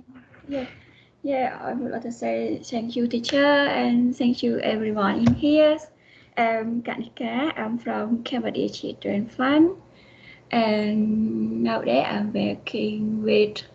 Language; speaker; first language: English; non-native, learner; Khmer